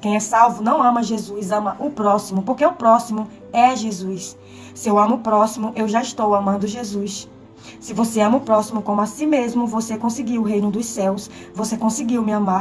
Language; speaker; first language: Portuguese; native; Portuguese